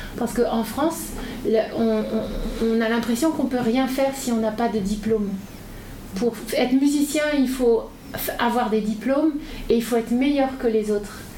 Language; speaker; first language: French; native; French